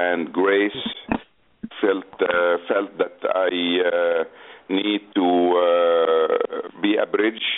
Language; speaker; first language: English; non-native, fluent; Arabic